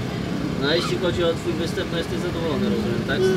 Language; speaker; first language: Polish; native; Polish